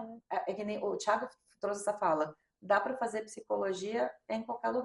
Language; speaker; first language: Portuguese; native; Portuguese